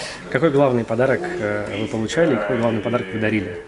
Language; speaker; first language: Russian; native; Russian